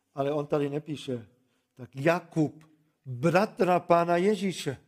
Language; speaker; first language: Czech; non-native, fluent; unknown